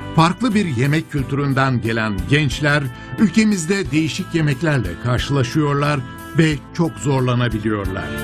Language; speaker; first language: Turkish; native; Turkish